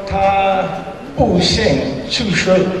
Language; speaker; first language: Chinese; non-native, learner; English